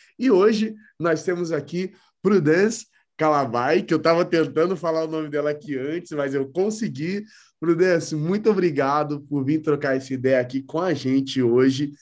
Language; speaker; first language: Portuguese; native; Portuguese